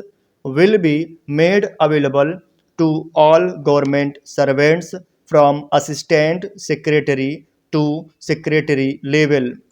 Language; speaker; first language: English; non-native, local second language; Hindi